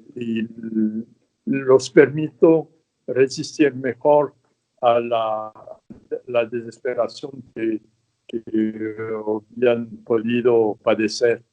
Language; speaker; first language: Spanish; non-native, fluent; French